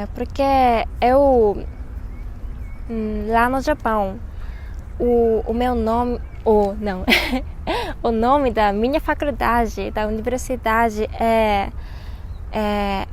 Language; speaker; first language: Portuguese; non-native, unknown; Japanese